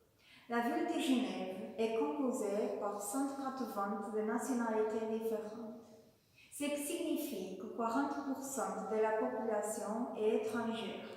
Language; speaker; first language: French; non-native, learner; Portuguese